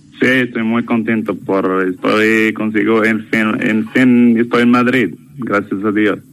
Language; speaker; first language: Spanish; non-native, learner; Arabic